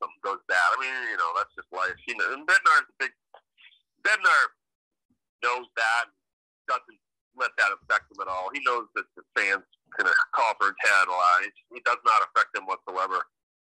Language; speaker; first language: English; native; English